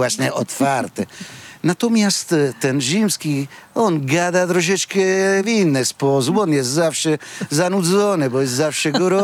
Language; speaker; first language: Polish; non-native, fluent; Italian